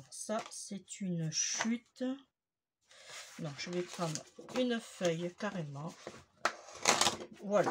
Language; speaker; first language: French; native; French